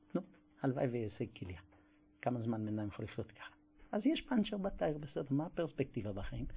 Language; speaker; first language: Hebrew; non-native, fluent; English